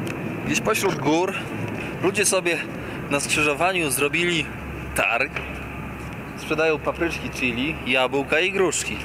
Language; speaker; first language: Polish; native; Polish